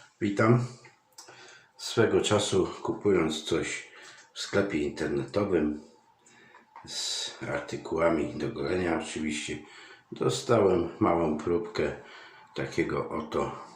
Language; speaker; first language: Polish; native; Polish